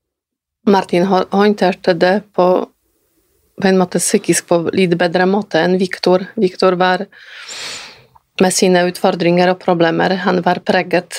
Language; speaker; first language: Norwegian; non-native, fluent; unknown